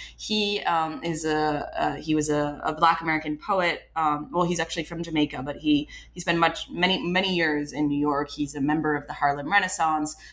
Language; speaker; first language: English; non-native, fluent; French